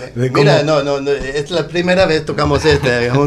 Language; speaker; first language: Spanish; non-native, learner; Danish